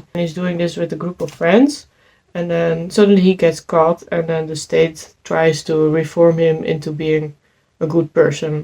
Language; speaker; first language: English; non-native, fluent; Dutch